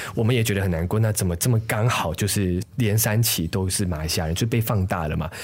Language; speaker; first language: Chinese; native; Chinese